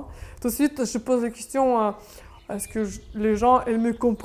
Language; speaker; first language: French; non-native, fluent; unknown